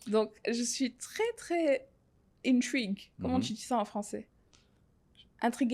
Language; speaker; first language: French; native; French